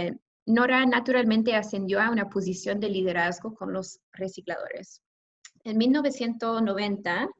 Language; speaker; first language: Spanish; non-native, fluent; English